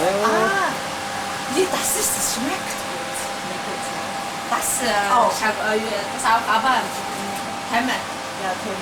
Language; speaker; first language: German; non-native, learner; Mongolian